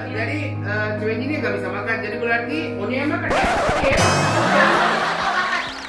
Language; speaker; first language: Indonesian; non-native, fluent; Japanese